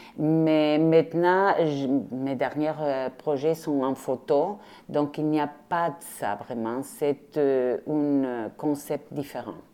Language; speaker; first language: French; non-native, fluent; Spanish